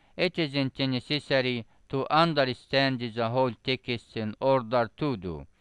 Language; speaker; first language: English; non-native, fluent; Arabic